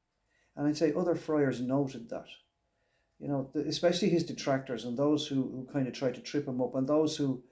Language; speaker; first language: English; native; English